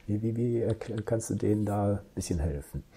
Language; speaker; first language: German; native; German